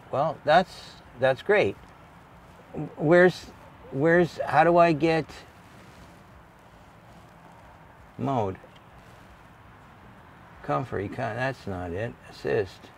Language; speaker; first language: English; native; English